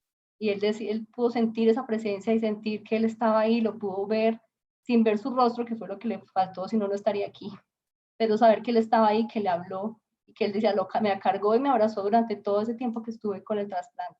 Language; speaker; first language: Spanish; native; Spanish